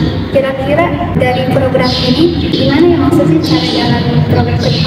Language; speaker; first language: Indonesian; native; Indonesian